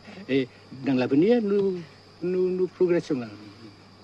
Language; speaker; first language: French; non-native, fluent; Vietnamese